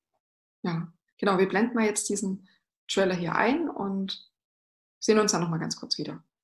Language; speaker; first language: German; native; German